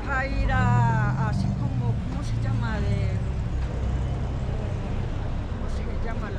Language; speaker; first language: Spanish; native; Spanish